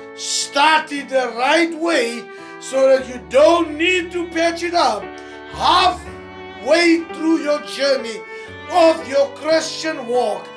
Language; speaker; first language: English; non-native, local second language; Afrikaans